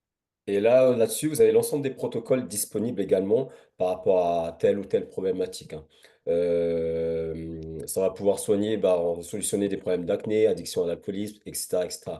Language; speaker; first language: French; native; French